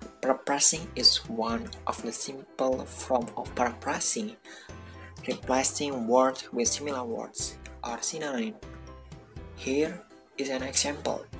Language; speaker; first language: English; non-native, learner; Indonesian